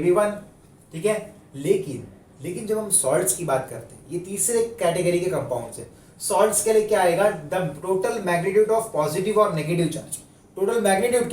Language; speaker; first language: Hindi; non-native, local second language; Gujarati